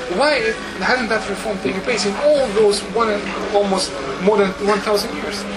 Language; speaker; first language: English; non-native, fluent; Dutch